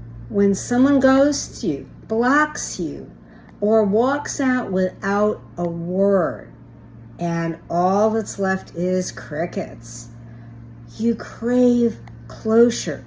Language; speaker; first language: English; native; English